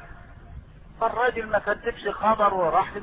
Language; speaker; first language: Arabic; native; Arabic